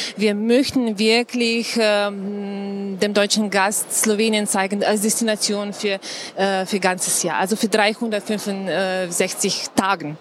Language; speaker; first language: German; non-native, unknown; Slovenian